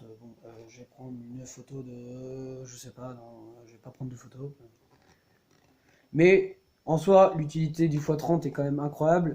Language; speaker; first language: French; native; French